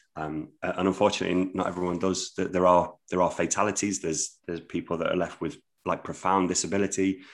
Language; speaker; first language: English; native; English